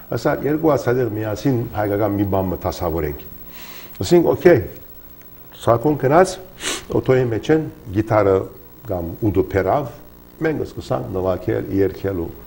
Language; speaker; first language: Armenian; early bilingual, heritage; Armenian